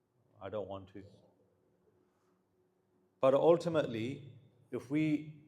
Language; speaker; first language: English; early bilingual, heritage; Punjabi